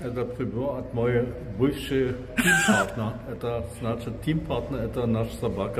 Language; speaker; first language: Russian; non-native, learner; German